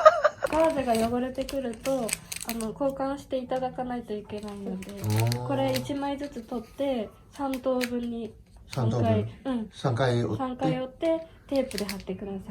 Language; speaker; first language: Japanese; non-native, fluent; Korean